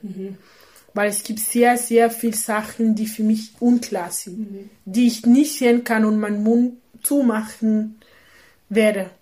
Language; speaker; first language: German; non-native, learner; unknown